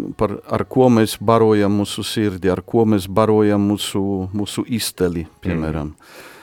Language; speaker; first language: Latvian; non-native, fluent; Polish